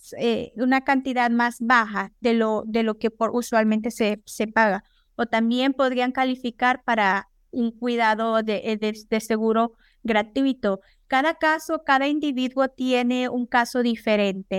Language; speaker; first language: Spanish; native; Spanish